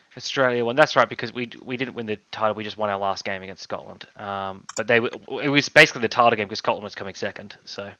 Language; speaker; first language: English; native; English